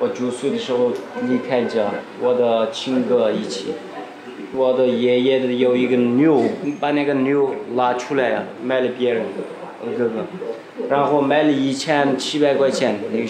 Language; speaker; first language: Chinese; non-native, local second language; Uyghur